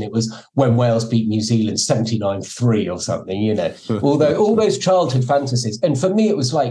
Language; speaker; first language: English; native; English